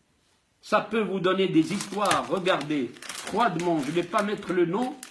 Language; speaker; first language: French; non-native, local second language; Arabic